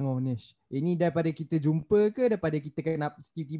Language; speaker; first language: English; non-native, local second language; Malay